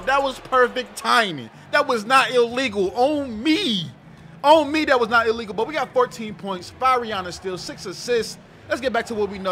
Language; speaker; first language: English; native; English